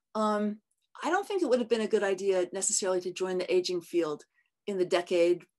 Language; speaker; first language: English; native; English